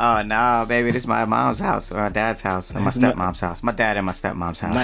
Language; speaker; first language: English; native; English